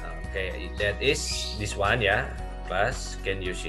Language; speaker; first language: English; non-native, learner; Indonesian